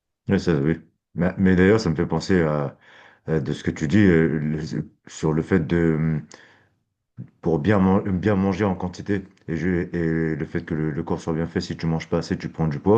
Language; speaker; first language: French; native; French